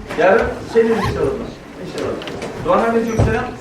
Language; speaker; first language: Turkish; native; Turkish